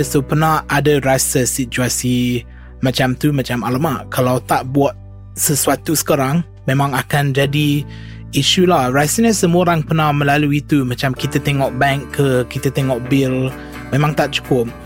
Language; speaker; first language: Malay; non-native, fluent; English